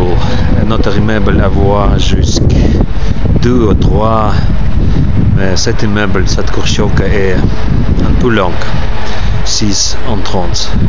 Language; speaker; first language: French; non-native, learner; Ukrainian